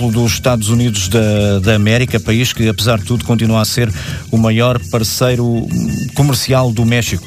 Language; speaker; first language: Portuguese; native; Portuguese